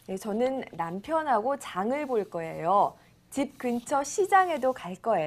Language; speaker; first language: Korean; native; Korean